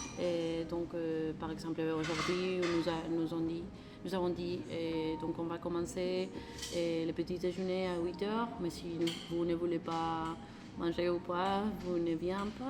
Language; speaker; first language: French; non-native, learner; Spanish